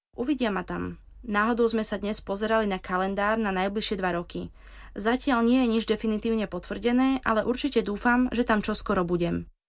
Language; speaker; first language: Slovak; native; Slovak